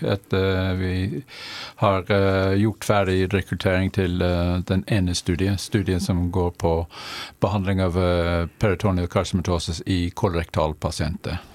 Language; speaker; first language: Norwegian; non-native, fluent; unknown